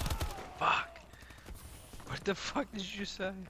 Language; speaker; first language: English; native; English